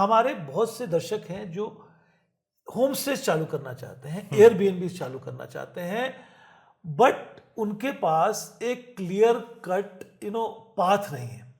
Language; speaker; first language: Hindi; native; Hindi